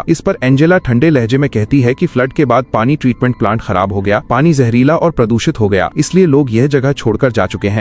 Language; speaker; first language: Hindi; native; Hindi